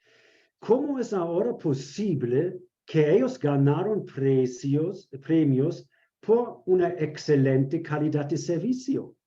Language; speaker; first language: Spanish; non-native, fluent; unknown